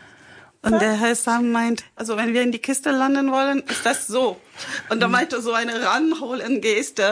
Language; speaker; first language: German; non-native, fluent; French